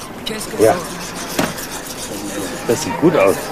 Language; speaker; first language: German; native; German